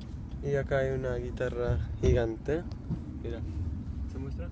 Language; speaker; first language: Spanish; early bilingual, heritage; Spanish